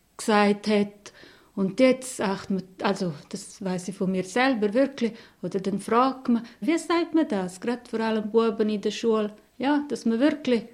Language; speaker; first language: German; non-native, local second language; Romansh